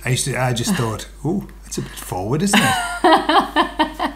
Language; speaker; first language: English; native; English